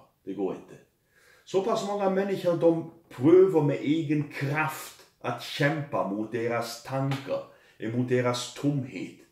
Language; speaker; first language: Swedish; non-native, fluent; German